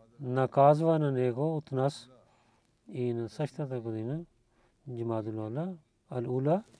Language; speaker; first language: Bulgarian; non-native, learner; Urdu